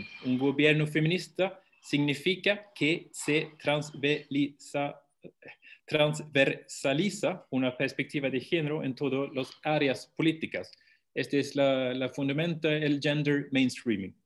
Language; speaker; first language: Spanish; non-native, fluent; Swedish